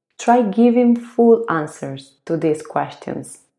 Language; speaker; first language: English; non-native, fluent; Spanish